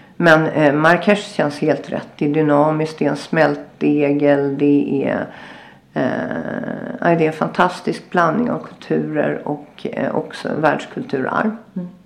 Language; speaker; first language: Swedish; native; Swedish